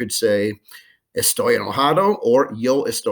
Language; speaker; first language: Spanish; non-native, fluent; English